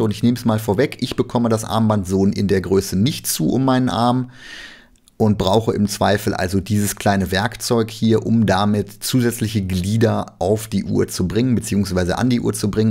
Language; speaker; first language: German; native; German